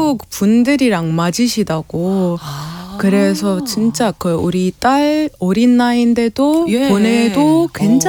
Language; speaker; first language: Korean; non-native, fluent; Arabic